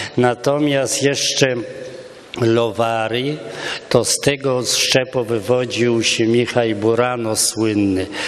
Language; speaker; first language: Polish; non-native, local second language; Romany